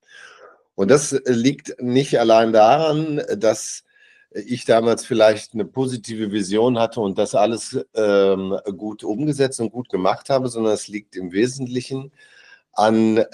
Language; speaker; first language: German; native; German